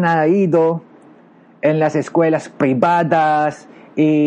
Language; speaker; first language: Spanish; non-native, learner; Filipino